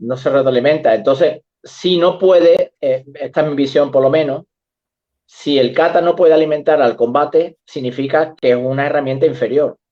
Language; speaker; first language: Spanish; native; Spanish